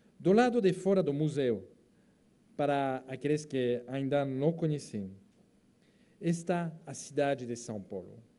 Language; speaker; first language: Portuguese; non-native, fluent; French